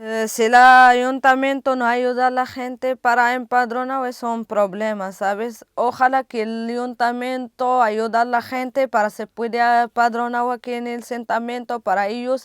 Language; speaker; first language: Spanish; non-native, learner; Arabic